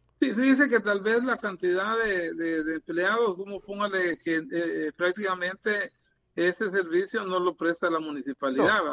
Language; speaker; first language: Spanish; native; Spanish